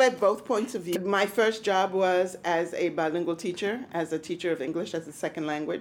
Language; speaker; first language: English; early bilingual, other home language; Spanish